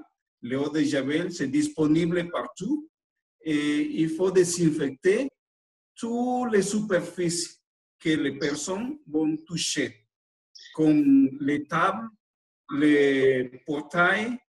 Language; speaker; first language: French; non-native, fluent; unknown